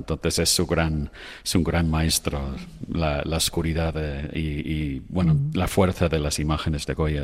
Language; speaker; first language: Spanish; non-native, fluent; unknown